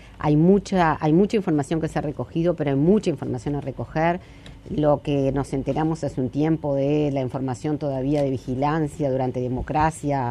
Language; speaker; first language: Spanish; native; Spanish